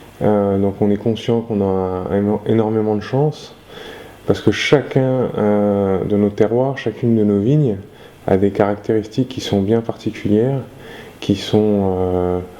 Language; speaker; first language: French; native; French